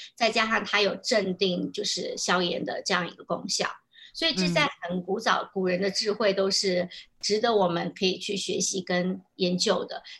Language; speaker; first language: Chinese; native; Chinese